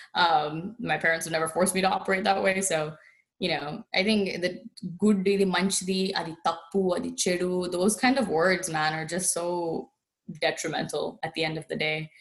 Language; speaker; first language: English; native; English